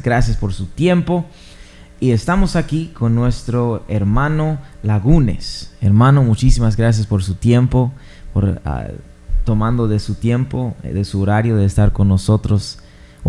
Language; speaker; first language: Spanish; non-native, fluent; English